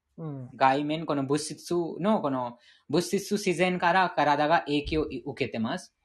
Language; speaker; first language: Japanese; non-native, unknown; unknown